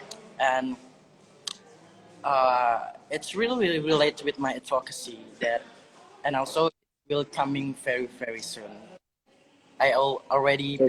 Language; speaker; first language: English; non-native, learner; Indonesian